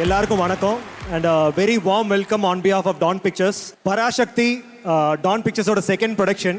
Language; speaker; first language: Tamil; native; Tamil